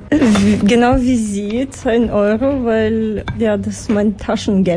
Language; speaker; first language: German; non-native, learner; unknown